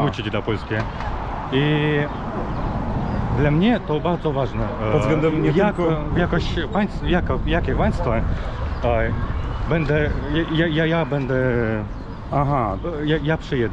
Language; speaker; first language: Polish; early bilingual, heritage; Russian